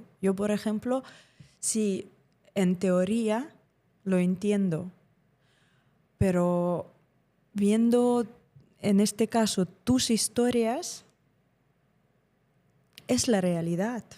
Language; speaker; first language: Spanish; non-native, fluent; Ukrainian